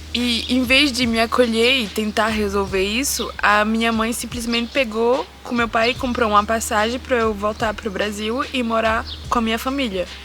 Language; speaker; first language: Portuguese; early bilingual, heritage; Portuguese